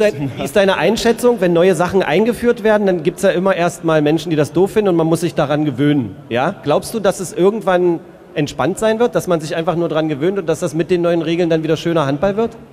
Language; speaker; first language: German; native; German